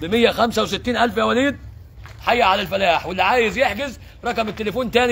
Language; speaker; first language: Arabic; native; Arabic